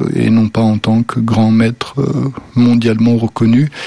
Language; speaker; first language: French; early bilingual, other home language; Slovenian